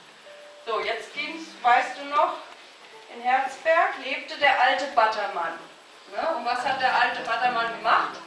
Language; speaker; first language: German; native; German